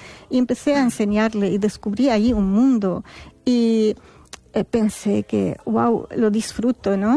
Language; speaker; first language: Spanish; non-native, fluent; Arabic